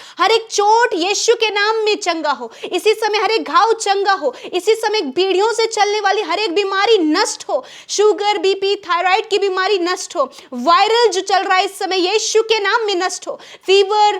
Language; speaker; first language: Hindi; native; Hindi